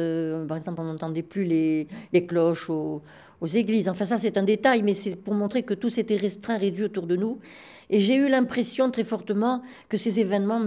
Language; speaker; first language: French; native; French